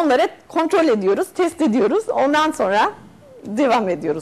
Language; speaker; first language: Turkish; non-native, fluent; Spanish